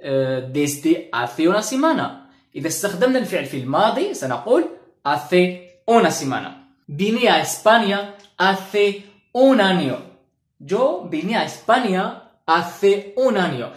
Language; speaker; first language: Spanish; non-native, fluent; Arabic